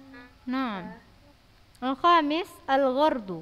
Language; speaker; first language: Arabic; non-native, fluent; Indonesian